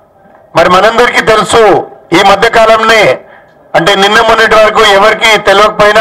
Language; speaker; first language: Telugu; native; Telugu